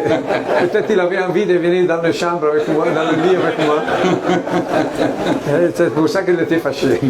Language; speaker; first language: French; non-native, fluent; Italian